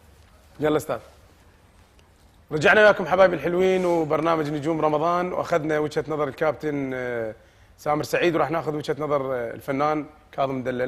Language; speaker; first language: Arabic; native; Arabic